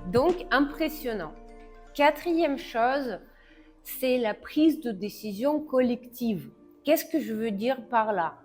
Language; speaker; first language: French; non-native, fluent; Russian